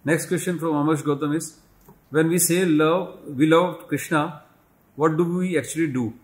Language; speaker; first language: English; non-native, local second language; Hindi